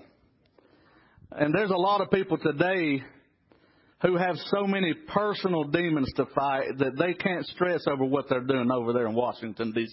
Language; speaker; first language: English; native; English